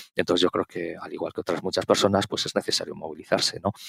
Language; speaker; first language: Spanish; native; Spanish